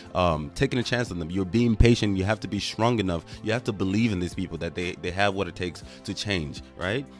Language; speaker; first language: English; non-native, local second language; Igbo